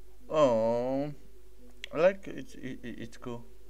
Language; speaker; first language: English; non-native, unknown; Bulgarian